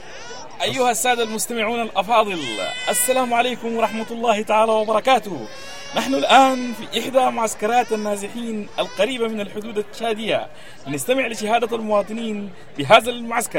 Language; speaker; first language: Arabic; native; Arabic